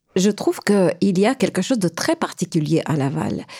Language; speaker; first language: French; non-native, fluent; Ukrainian